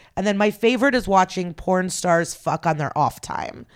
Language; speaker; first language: English; early bilingual, other home language; Russian